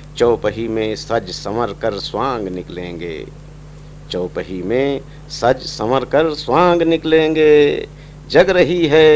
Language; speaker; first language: Hindi; native; Hindi